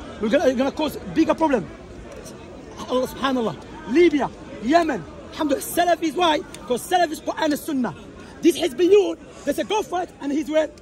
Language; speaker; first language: English; non-native, fluent; Arabic